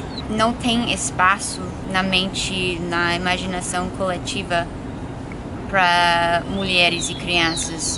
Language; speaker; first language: Portuguese; non-native, fluent; English